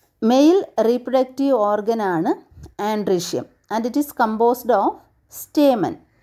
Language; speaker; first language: English; non-native, local second language; Malayalam